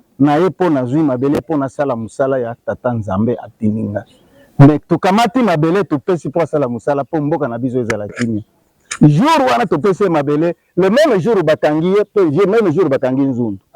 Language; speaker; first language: Lingala; non-native, local second language; Kongo